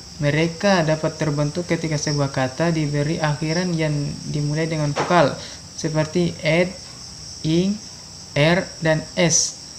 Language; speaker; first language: Indonesian; native; Indonesian